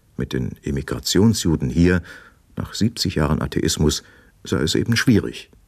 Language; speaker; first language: German; native; German